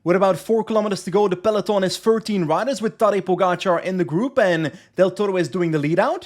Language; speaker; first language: English; non-native, fluent; Dutch